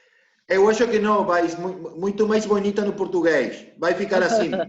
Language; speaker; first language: Portuguese; non-native, learner; Spanish